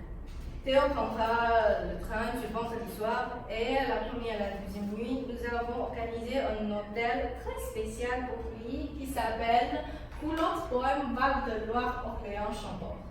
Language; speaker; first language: French; non-native, fluent; Chinese